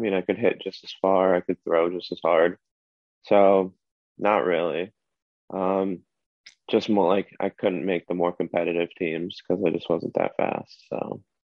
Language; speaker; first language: English; native; English